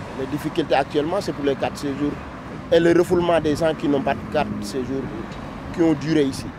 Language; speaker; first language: French; non-native, local second language; Wolof